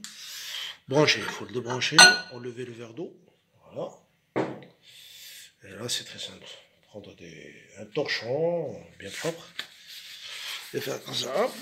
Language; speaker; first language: French; non-native, local second language; Arabic